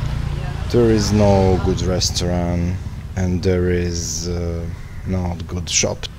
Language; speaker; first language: English; non-native, learner; Serbian